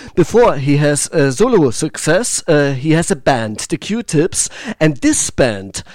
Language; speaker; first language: English; non-native, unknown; German